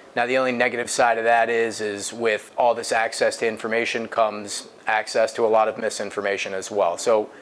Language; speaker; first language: English; native; English